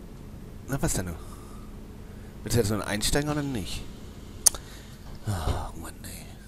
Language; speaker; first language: German; native; German